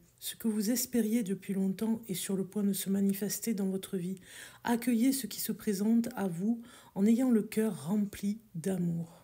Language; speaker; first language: French; native; French